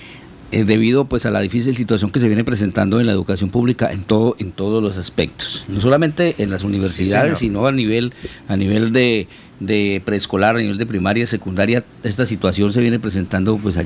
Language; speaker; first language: Spanish; native; Spanish